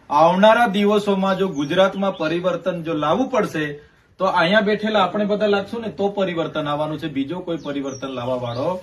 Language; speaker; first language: Gujarati; non-native, local second language; Vasavi